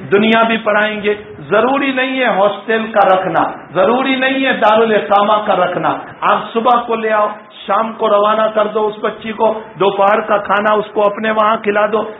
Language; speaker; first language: Urdu; non-native, local second language; Gujarati